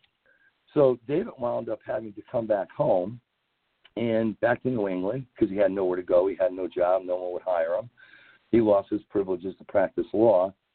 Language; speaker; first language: English; native; English